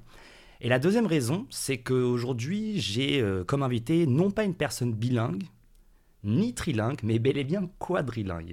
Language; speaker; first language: French; native; French